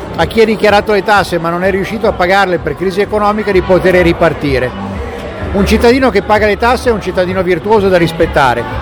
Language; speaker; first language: Italian; native; Italian